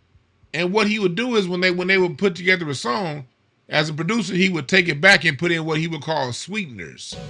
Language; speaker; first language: English; native; English